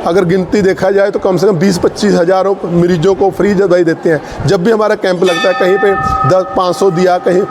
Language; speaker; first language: Hindi; non-native, local second language; Punjabi